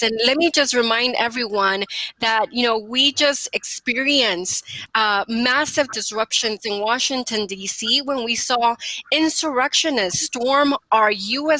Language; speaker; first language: English; early bilingual, other home language; Spanish